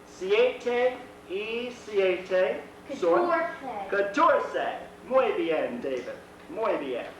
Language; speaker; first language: Spanish; non-native, fluent; English